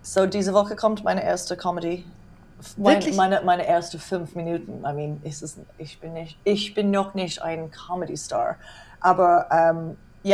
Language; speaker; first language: German; non-native, learner; English